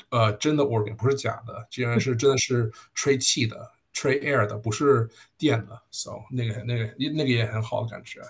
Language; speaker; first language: Chinese; early bilingual, heritage; Chinese